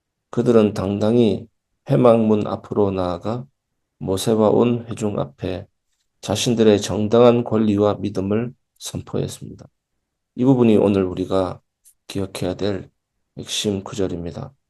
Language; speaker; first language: Korean; native; Korean